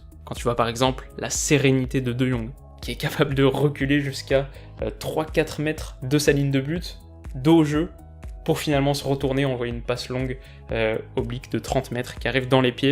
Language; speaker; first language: French; native; French